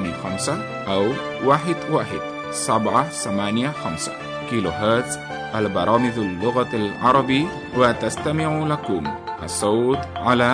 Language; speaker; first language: Arabic; non-native, fluent; Indonesian